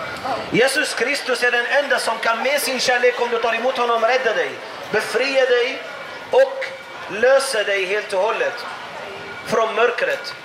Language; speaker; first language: Swedish; non-native, fluent; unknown